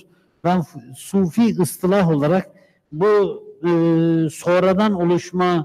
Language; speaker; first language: Turkish; native; Turkish